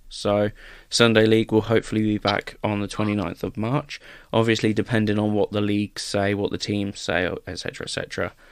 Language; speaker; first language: English; native; English